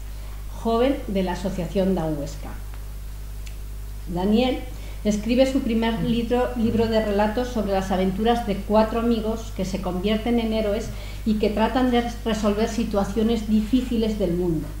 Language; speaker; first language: Spanish; native; Spanish